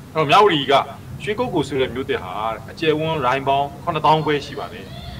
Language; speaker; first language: Burmese; native; Burmese